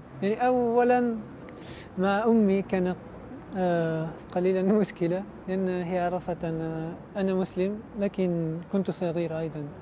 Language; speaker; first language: Arabic; non-native, learner; Italian